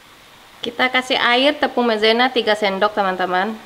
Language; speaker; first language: Indonesian; native; Indonesian